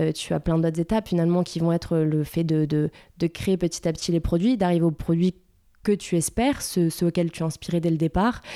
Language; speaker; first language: French; native; French